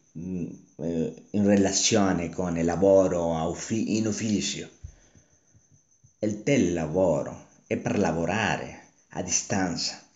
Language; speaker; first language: Italian; non-native, learner; Spanish